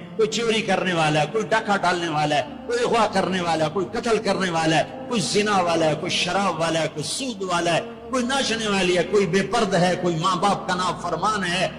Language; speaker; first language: Urdu; non-native, local second language; Punjabi